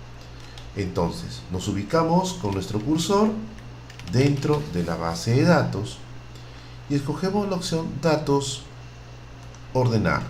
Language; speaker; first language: Spanish; native; Spanish